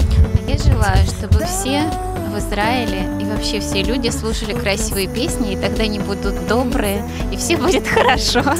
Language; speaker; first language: Russian; native; Russian